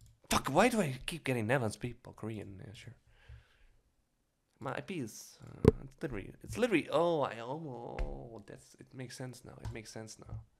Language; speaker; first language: English; non-native, fluent; Dutch